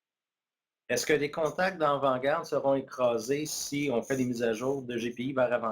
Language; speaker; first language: French; native; French